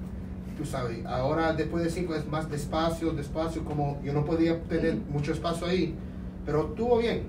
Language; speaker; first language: Spanish; non-native, learner; English